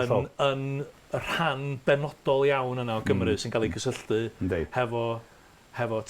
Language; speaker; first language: Welsh; native; Welsh